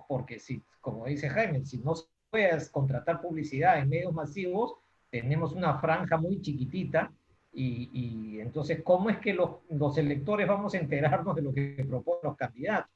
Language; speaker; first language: Spanish; native; Spanish